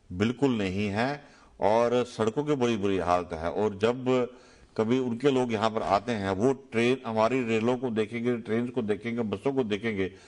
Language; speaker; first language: Urdu; non-native, local second language; Dogri